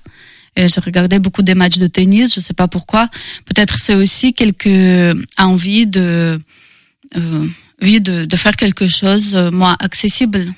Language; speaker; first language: French; non-native, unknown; Russian